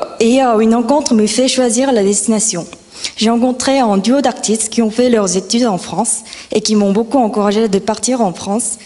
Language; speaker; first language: French; non-native, fluent; Korean